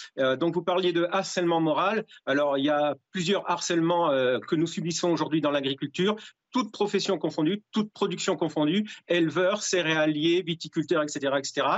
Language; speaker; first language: French; native; French